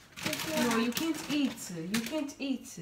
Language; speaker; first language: English; non-native, fluent; Swahili